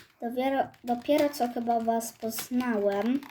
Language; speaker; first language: Polish; native; Polish